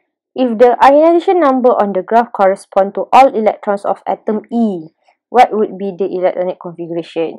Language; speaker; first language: English; non-native, local second language; Malay